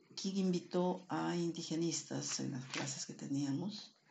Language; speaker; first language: Spanish; non-native, local second language; Quechua